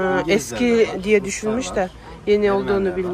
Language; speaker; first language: Turkish; non-native, learner; Kazakh